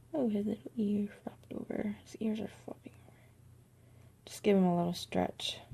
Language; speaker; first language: English; native; English